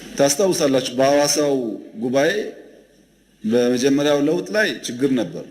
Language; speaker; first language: Amharic; non-native, local second language; Oromo